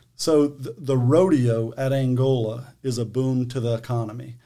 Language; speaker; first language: English; native; English